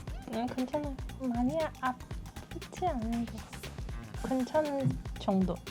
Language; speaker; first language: Korean; non-native, learner; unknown